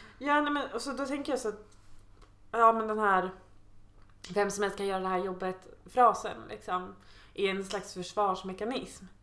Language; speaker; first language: Swedish; native; Swedish